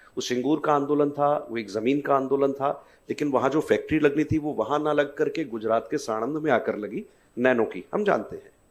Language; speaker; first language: Hindi; native; Hindi